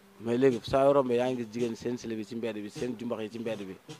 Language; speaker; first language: Wolof; native; Wolof